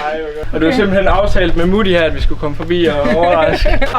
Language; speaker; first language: Danish; native; Danish